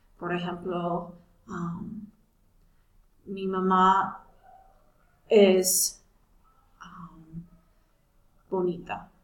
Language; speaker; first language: Spanish; non-native, fluent; English